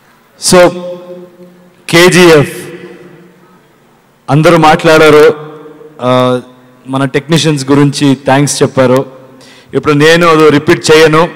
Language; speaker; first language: Telugu; non-native, learner; Kannada